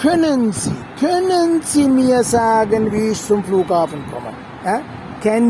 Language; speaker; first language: German; non-native, fluent; Sinhala